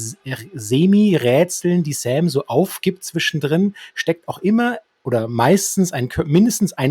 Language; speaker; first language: German; native; German